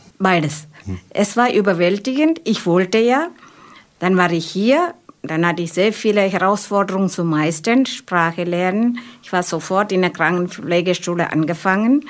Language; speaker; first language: German; non-native, fluent; Malayalam